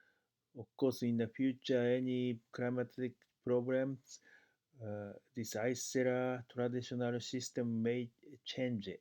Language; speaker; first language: English; non-native, fluent; Japanese